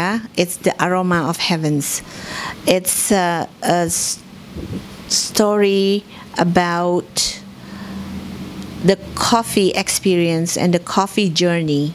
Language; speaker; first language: English; non-native, fluent; Indonesian